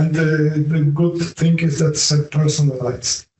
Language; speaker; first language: English; non-native, fluent; Polish